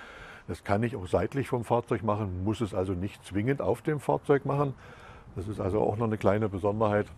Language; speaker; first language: German; native; German